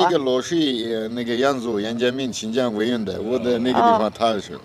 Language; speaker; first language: Chinese; non-native, learner; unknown